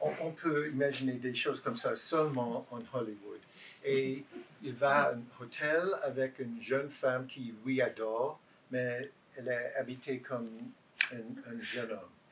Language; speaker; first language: French; non-native, learner; English